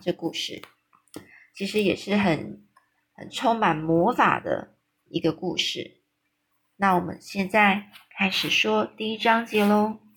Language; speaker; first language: Chinese; native; Chinese